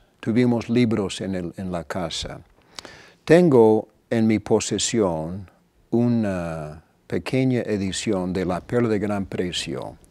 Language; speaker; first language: Spanish; non-native, fluent; English